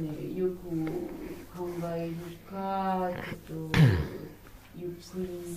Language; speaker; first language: Japanese; non-native, fluent; French